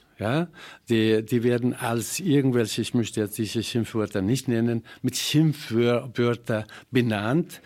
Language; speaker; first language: German; non-native, fluent; Persian